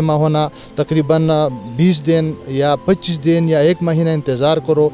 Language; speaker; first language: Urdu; non-native, local second language; Pashto